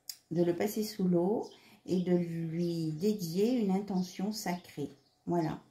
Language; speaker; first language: French; native; French